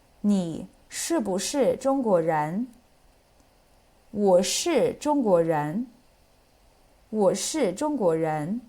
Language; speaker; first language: Chinese; non-native, fluent; English